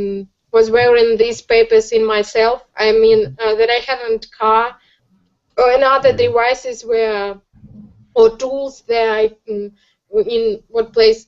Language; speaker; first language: English; non-native, learner; Russian